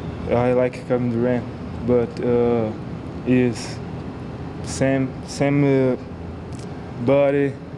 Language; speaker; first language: English; non-native, learner; Portuguese